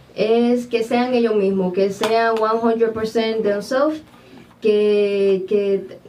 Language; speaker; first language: Spanish; native; Spanish